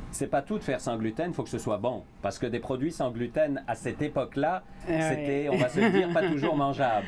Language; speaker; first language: French; native; French